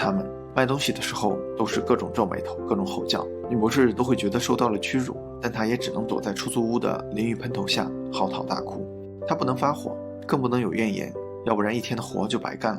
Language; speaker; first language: Chinese; native; Chinese